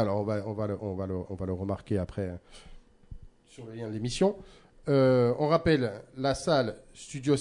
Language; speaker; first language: French; native; French